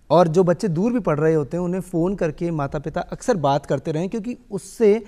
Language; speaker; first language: Hindi; native; Hindi